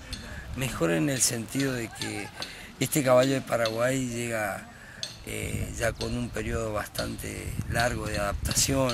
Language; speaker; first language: Spanish; native; Spanish